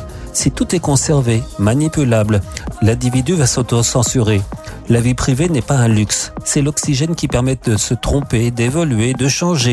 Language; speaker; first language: French; native; French